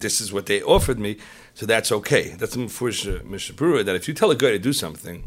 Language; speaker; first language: English; native; English